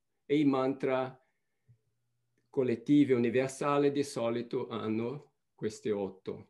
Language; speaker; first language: Italian; non-native, fluent; Portuguese